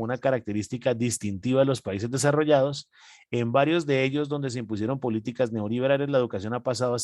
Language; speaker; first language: Spanish; native; Spanish